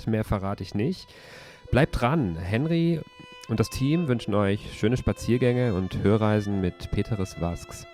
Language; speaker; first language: German; native; German